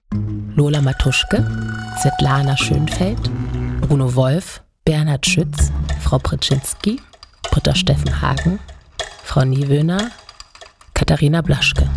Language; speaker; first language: German; native; German